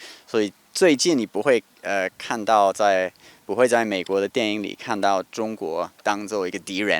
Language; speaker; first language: Chinese; non-native, fluent; English